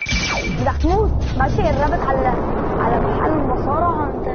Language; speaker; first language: Arabic; native; Arabic